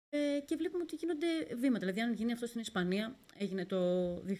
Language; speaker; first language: Greek; native; Greek